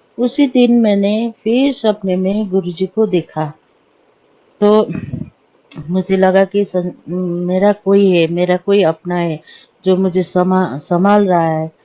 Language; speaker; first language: Hindi; non-native, local second language; Nepali